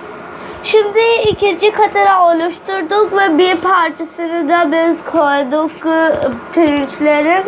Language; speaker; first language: Turkish; non-native, learner; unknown